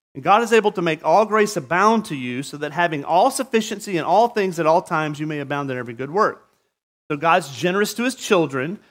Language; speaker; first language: English; native; English